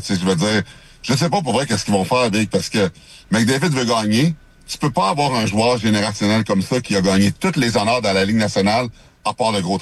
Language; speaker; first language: French; native; French